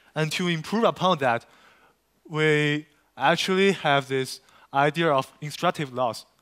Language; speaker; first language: English; non-native, fluent; Chinese